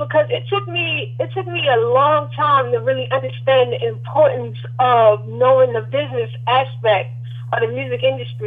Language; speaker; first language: English; native; English